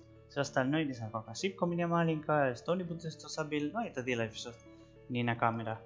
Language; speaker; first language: Russian; non-native, learner; Spanish